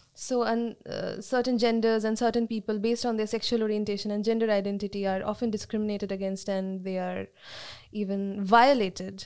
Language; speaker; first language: English; non-native, local second language; Bangla